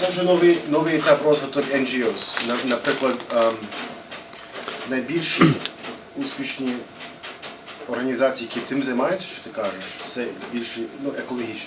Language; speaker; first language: Ukrainian; early bilingual, heritage; English